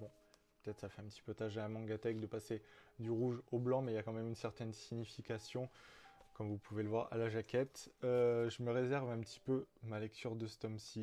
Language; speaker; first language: French; native; French